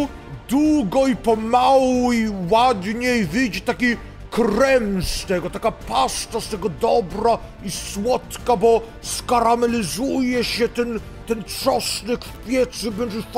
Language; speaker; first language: Polish; early bilingual, heritage; Polish